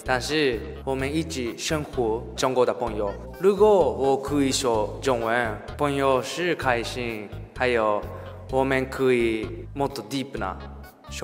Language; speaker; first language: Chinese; non-native, learner; Japanese